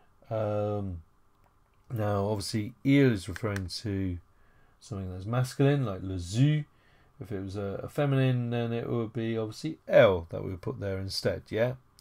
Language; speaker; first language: English; native; English